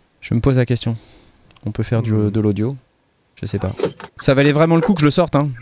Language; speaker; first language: French; native; French